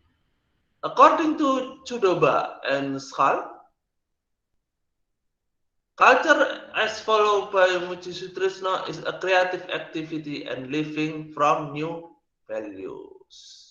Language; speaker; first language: English; non-native, learner; Indonesian